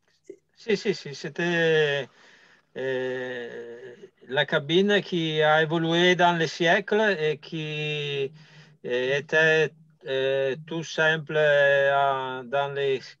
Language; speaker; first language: French; non-native, fluent; Italian